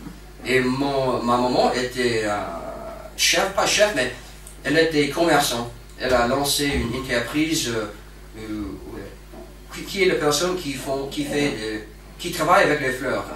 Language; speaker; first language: French; non-native, fluent; English